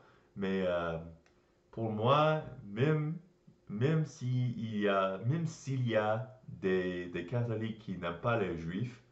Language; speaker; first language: French; non-native, learner; English